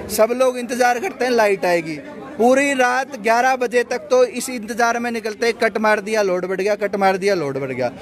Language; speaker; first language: Hindi; native; Hindi